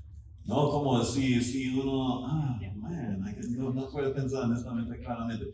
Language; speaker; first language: Spanish; non-native, fluent; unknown